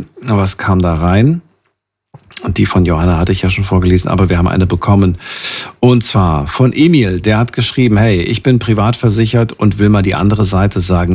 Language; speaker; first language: German; native; German